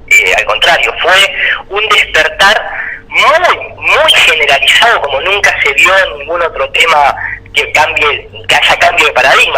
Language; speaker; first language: Spanish; native; Spanish